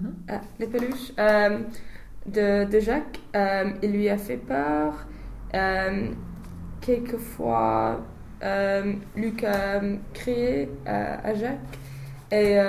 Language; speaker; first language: French; non-native, learner; English